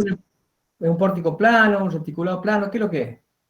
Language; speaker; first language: Spanish; native; Spanish